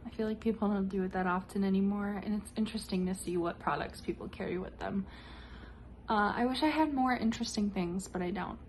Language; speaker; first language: English; native; English